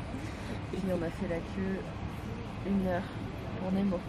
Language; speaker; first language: French; native; French